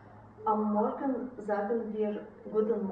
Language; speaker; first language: German; non-native, learner; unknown